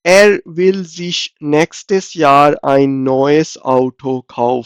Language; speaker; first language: German; non-native, fluent; Urdu